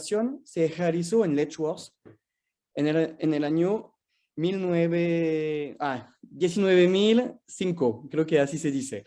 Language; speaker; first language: Spanish; non-native, fluent; French